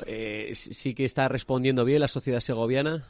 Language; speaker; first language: Spanish; native; Spanish